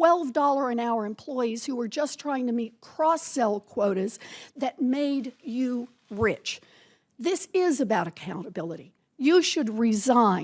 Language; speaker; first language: English; native; English